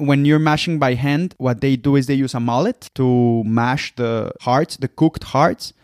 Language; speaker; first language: English; non-native, fluent; Spanish